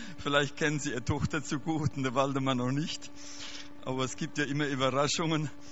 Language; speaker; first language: German; native; German